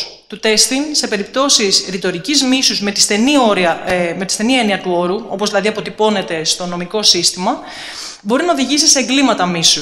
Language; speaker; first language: Greek; native; Greek